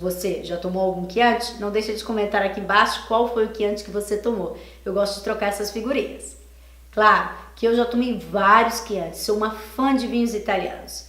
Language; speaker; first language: Portuguese; native; Portuguese